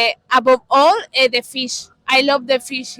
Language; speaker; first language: English; non-native, learner; Spanish